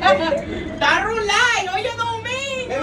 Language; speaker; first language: Spanish; non-native, fluent; English